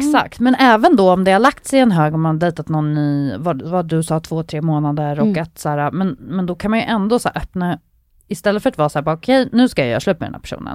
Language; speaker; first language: Swedish; native; Swedish